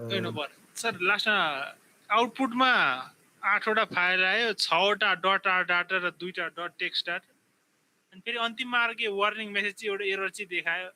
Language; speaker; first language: Nepali; native; Nepali